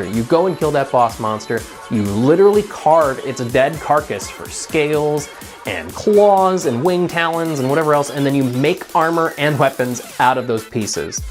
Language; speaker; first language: English; native; English